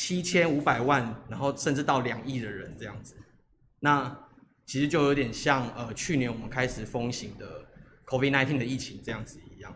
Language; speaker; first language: Chinese; native; Chinese